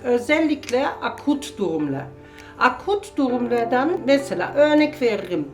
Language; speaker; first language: Turkish; non-native, learner; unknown